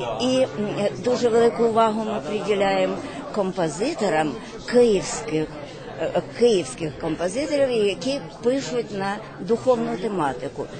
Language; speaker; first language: Ukrainian; native; Ukrainian